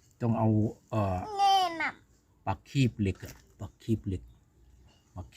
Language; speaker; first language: Thai; native; Thai